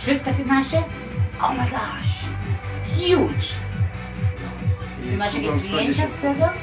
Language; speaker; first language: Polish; early bilingual, heritage; Polish